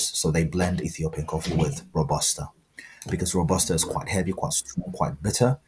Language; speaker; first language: English; non-native, fluent; Amharic